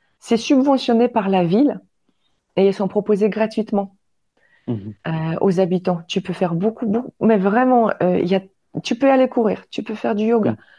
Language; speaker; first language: French; non-native, fluent; Polish